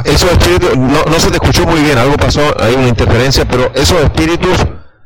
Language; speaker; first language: Spanish; native; Spanish